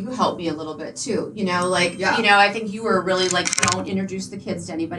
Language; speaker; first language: English; native; English